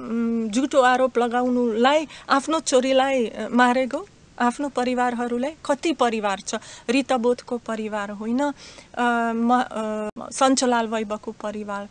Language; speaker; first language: Nepali; non-native, learner; Slovak